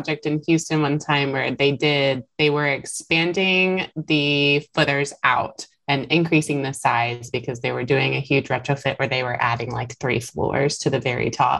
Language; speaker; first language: English; native; English